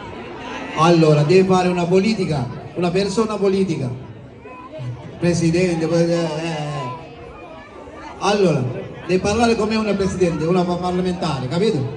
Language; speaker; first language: Italian; non-native, learner; Sinhala